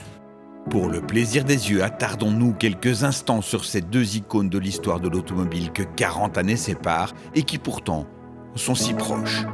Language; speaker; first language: French; native; French